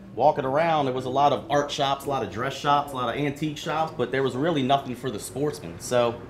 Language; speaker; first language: English; native; English